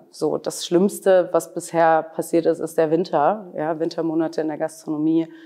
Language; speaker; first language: German; native; German